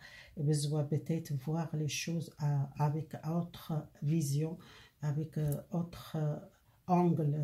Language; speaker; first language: French; non-native, learner; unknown